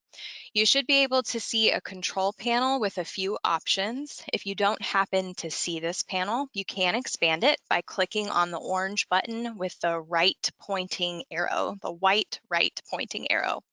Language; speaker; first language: English; native; English